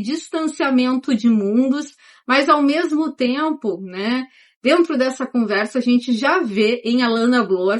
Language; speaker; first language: Portuguese; native; Portuguese